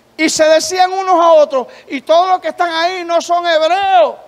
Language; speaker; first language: Spanish; native; Spanish